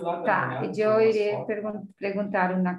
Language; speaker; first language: Spanish; non-native, learner; Portuguese